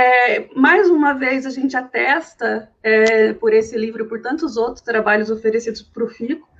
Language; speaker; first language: Portuguese; native; Portuguese